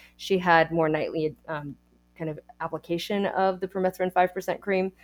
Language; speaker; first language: English; native; English